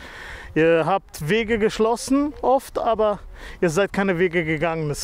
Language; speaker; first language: German; native; German